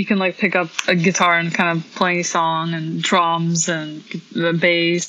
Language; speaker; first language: English; early bilingual, other home language; Polish